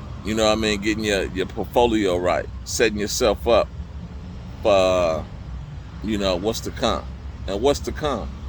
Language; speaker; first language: English; native; English